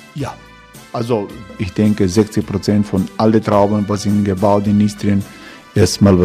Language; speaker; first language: German; non-native, learner; Croatian